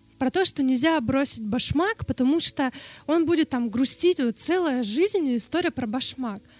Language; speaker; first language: Russian; non-native, local second language; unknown